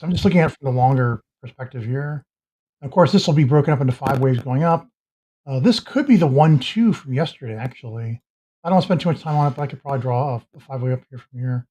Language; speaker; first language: English; native; English